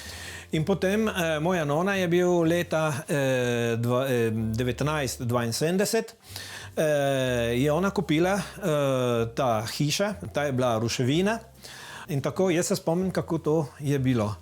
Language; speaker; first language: Slovenian; early bilingual, heritage; Italian